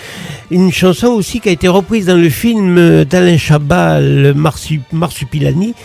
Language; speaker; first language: French; native; French